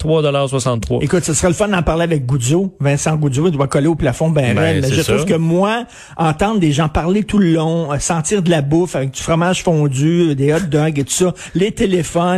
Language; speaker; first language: French; native; French